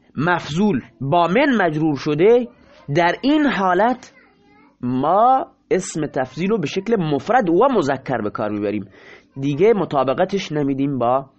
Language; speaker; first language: Persian; non-native, local second language; Baluchi